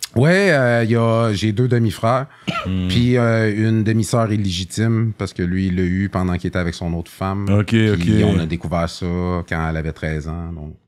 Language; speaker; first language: French; native; French